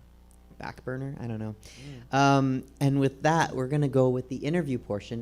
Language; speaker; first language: English; native; English